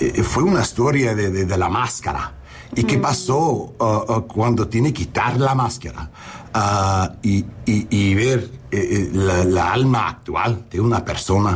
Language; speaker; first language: Spanish; non-native, learner; English